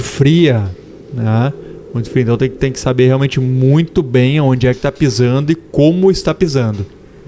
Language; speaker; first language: Portuguese; native; Portuguese